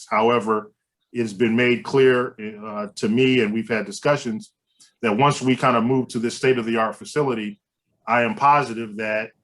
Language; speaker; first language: English; native; English